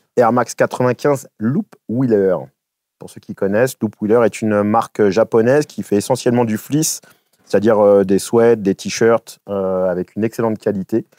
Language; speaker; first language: French; native; French